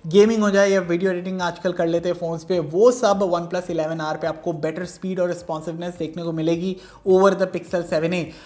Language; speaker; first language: Hindi; native; Hindi